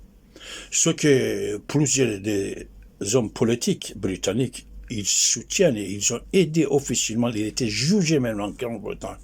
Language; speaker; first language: French; non-native, fluent; Persian